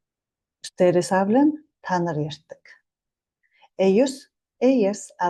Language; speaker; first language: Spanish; non-native, fluent; Mongolian